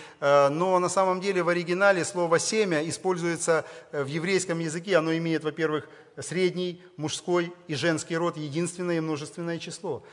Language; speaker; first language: Russian; native; Russian